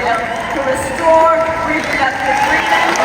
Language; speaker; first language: English; native; English